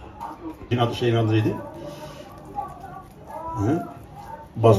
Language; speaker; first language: Turkish; native; Turkish